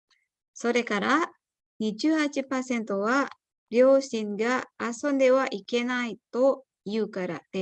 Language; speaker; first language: Japanese; non-native, fluent; Indonesian